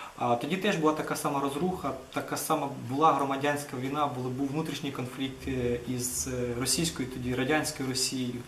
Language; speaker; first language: Ukrainian; native; Ukrainian